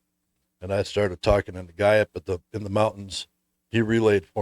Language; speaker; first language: English; native; English